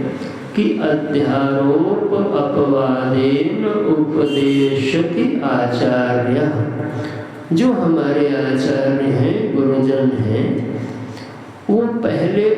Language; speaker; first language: Hindi; native; Hindi